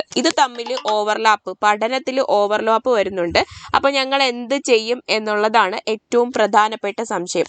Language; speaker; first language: Malayalam; native; Malayalam